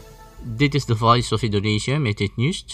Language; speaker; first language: Dutch; non-native, fluent; Indonesian